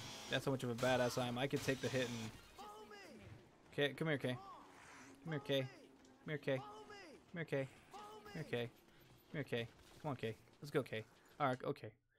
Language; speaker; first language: English; native; English